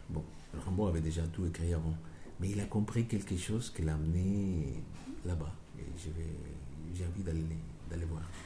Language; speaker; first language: French; non-native, fluent; Spanish